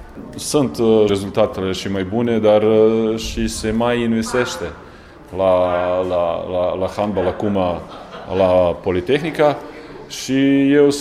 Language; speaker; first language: Romanian; non-native, learner; Serbian